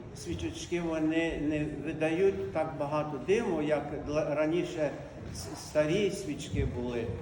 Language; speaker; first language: Ukrainian; native; Ukrainian